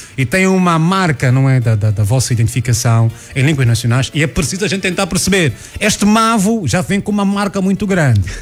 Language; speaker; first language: Portuguese; native; Portuguese